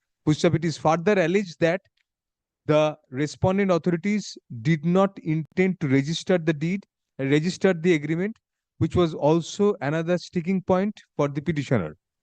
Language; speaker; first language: English; non-native, local second language; Bangla